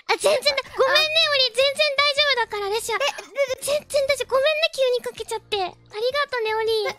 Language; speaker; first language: Japanese; native; Japanese